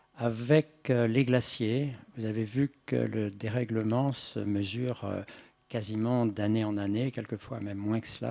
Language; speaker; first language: French; native; French